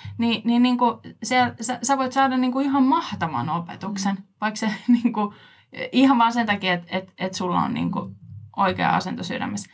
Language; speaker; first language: Finnish; non-native, fluent; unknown